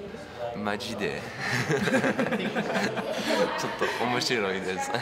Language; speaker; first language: Japanese; non-native, learner; French